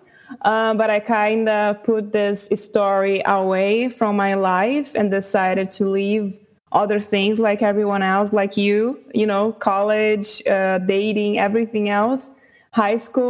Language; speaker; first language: English; non-native, fluent; Portuguese